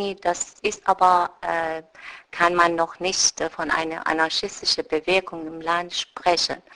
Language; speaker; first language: German; non-native, fluent; Persian